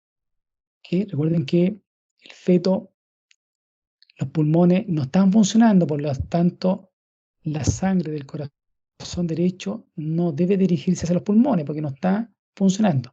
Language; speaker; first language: Spanish; native; Spanish